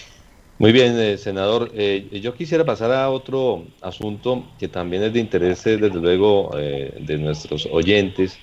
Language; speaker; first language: Spanish; native; Spanish